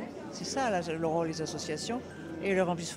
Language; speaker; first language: French; native; French